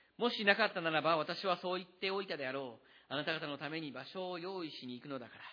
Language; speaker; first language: Japanese; native; Japanese